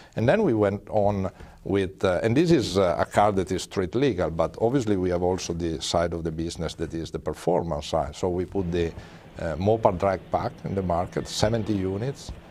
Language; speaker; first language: English; non-native, fluent; Italian